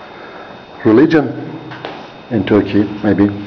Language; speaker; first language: English; non-native, fluent; Turkish